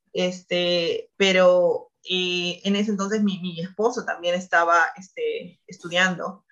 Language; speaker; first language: Spanish; native; Spanish